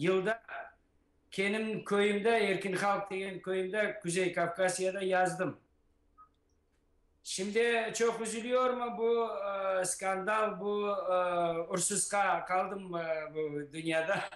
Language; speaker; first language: Turkish; non-native, learner; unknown